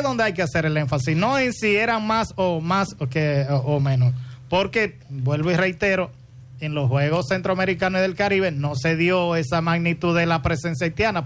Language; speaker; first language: Spanish; native; Spanish